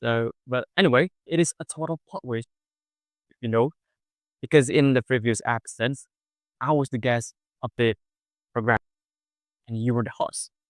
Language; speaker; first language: English; non-native, fluent; Indonesian